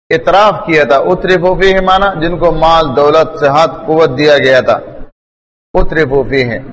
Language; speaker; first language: Urdu; non-native, local second language; Pashto